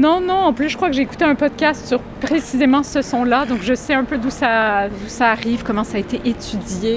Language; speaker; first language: French; non-native, fluent; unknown